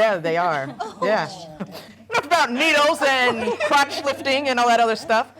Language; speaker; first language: English; native; English